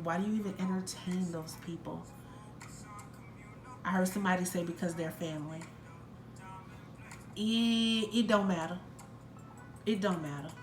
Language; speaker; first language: English; native; English